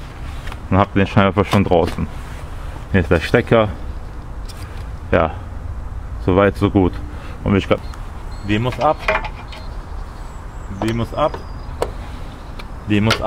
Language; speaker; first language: German; early bilingual, other home language; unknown